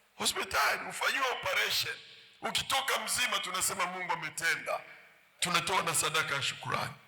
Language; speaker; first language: Swahili; native; Swahili